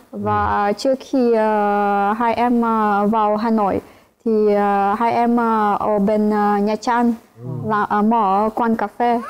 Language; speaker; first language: Vietnamese; non-native, fluent; Ukrainian